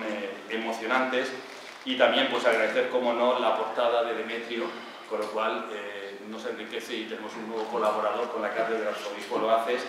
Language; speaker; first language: Spanish; native; Spanish